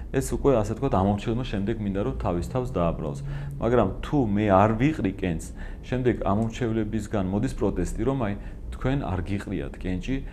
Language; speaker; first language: Georgian; non-native, local second language; Azerbaijani